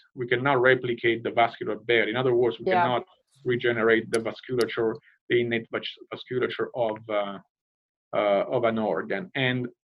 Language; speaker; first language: English; non-native, fluent; Italian